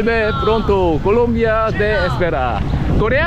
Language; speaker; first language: Spanish; non-native, learner; Korean